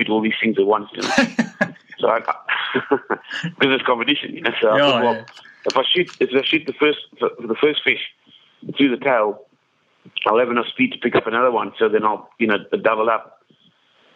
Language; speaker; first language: English; native; English